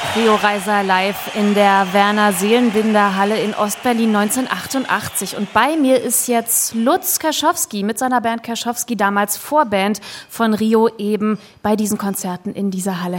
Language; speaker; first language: German; native; German